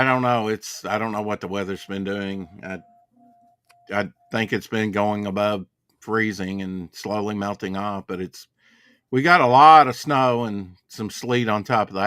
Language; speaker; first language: English; native; English